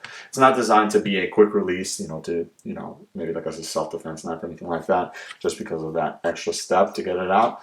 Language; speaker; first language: English; native; English